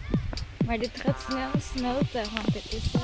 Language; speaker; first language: Dutch; non-native, learner; Filipino